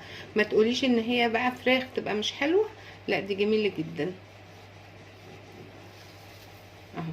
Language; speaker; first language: Arabic; native; Arabic